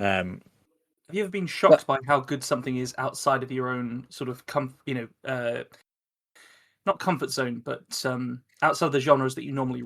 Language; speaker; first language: English; native; English